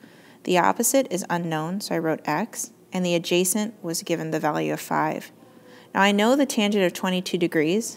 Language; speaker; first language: English; native; English